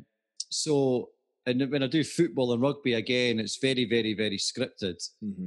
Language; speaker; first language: English; native; English